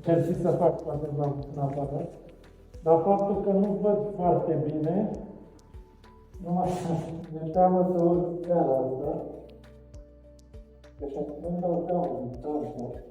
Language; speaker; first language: Romanian; native; Romanian